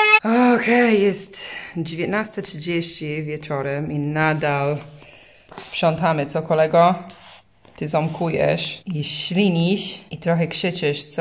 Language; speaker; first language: Polish; early bilingual, heritage; English